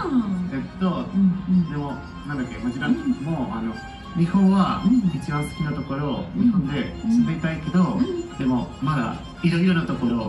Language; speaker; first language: Japanese; non-native, learner; Spanish